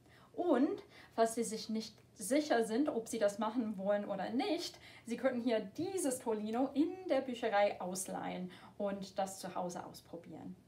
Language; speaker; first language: German; non-native, fluent; English